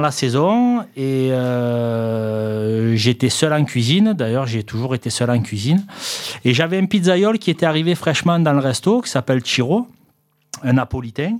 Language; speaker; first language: French; native; French